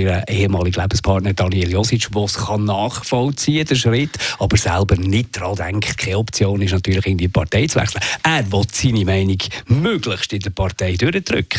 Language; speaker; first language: German; native; German